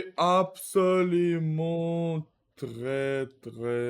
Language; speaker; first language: French; non-native, learner; Russian